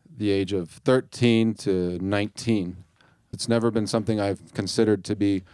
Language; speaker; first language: English; native; English